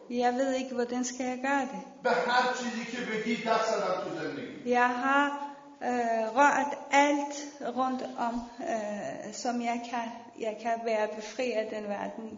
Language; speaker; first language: Danish; non-native, fluent; Persian